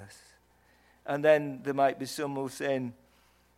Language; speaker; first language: English; native; English